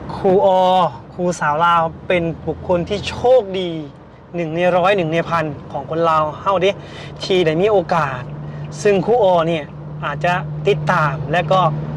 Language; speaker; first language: Thai; native; Thai